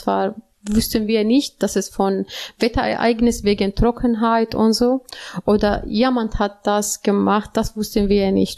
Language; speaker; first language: German; non-native, learner; Arabic